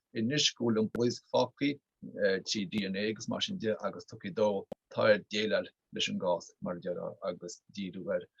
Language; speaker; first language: Irish; native; Irish